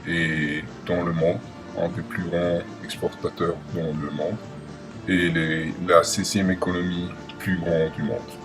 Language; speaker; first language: French; non-native, learner; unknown